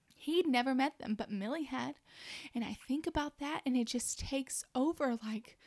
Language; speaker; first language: English; native; English